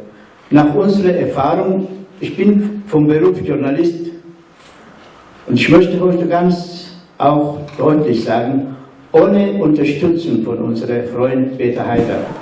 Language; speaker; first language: German; non-native, fluent; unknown